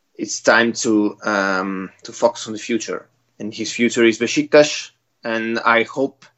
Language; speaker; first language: English; non-native, fluent; Italian